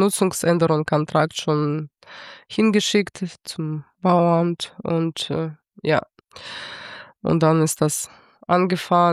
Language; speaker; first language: German; non-native, fluent; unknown